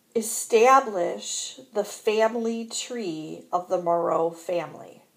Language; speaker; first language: English; native; English